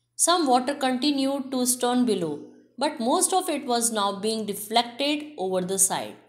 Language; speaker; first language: English; non-native, local second language; Hindi